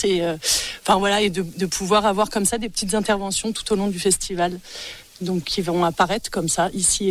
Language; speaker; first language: French; native; French